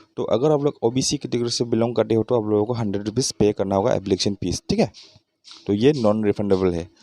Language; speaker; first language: Hindi; non-native, local second language; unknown